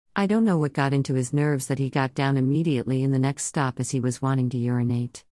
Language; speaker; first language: English; non-native, local second language; Tamil